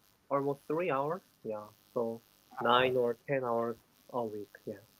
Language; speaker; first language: English; non-native, learner; Korean